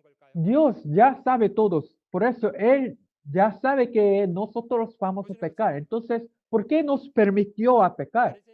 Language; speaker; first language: Spanish; non-native, learner; Korean